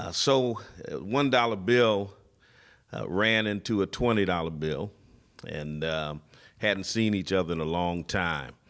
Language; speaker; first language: English; native; English